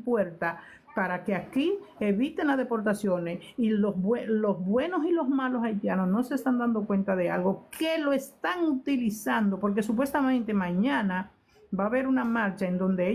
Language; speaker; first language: Spanish; native; Spanish